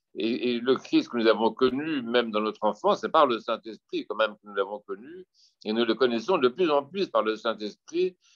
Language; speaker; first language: French; native; French